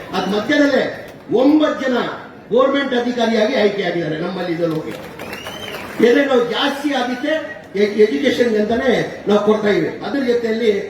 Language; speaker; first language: Kannada; non-native, local second language; Urdu